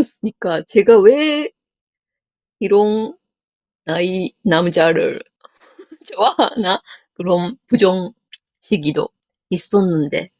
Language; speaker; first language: Korean; non-native, learner; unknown